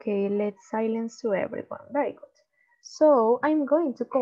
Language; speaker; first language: English; non-native, learner; Spanish